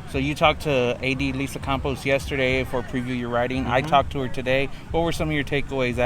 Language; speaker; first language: English; native; English